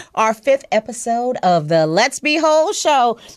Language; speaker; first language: English; native; English